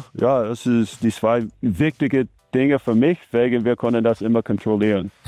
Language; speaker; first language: German; non-native, fluent; English